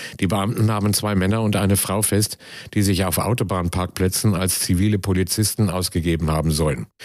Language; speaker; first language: German; native; German